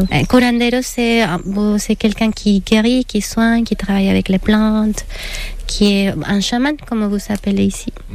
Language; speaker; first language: French; non-native, fluent; Spanish